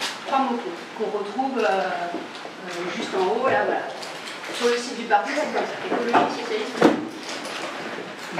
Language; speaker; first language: French; native; French